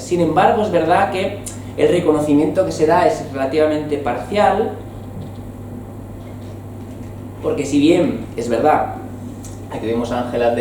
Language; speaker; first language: Spanish; native; Spanish